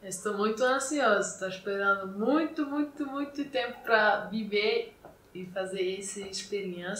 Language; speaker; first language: Portuguese; non-native, fluent; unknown